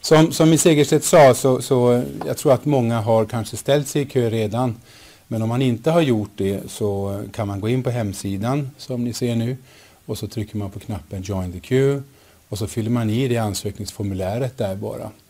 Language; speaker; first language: Swedish; native; Swedish